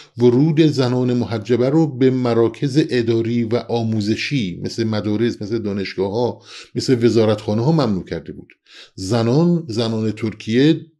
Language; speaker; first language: Persian; non-native, local second language; Central Kurdish